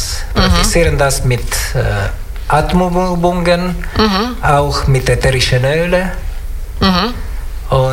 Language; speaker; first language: German; non-native, learner; Italian